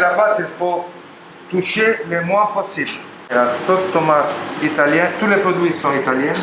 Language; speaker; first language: French; non-native, learner; Italian